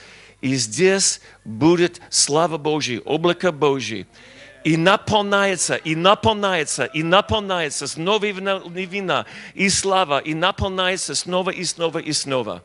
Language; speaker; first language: Russian; non-native, learner; English